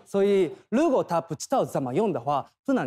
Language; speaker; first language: Chinese; non-native, learner; Thai